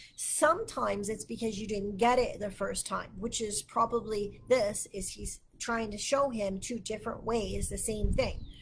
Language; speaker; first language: English; native; English